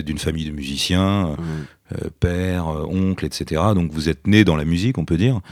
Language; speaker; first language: French; native; French